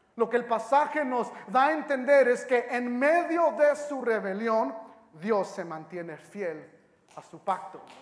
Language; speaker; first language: Spanish; early bilingual, heritage; Spanish